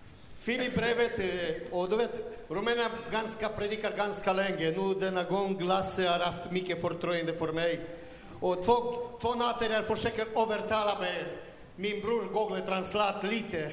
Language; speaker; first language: Swedish; non-native, learner; Romanian